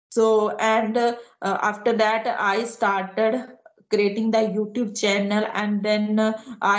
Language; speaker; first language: English; non-native, local second language; Hindi